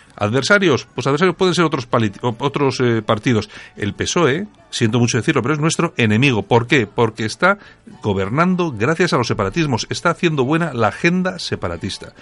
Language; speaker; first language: Spanish; native; Spanish